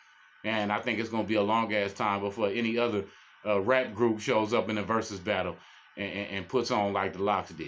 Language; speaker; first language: English; native; English